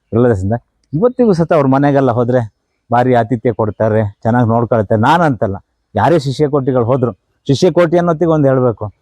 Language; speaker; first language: Kannada; non-native, local second language; Telugu